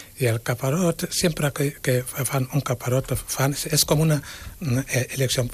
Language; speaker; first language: Catalan; non-native, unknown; Wolof